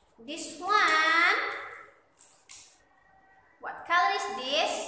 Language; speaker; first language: English; non-native, learner; Indonesian